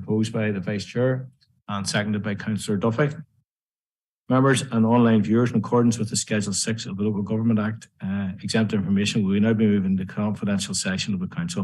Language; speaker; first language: English; native; English